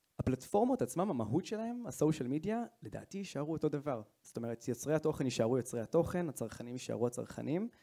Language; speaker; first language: Hebrew; native; Hebrew